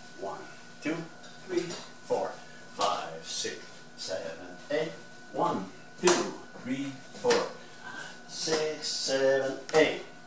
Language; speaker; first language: English; non-native, learner; French